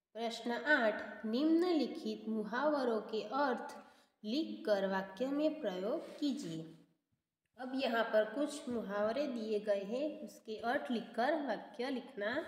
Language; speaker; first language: Hindi; non-native, local second language; Gujarati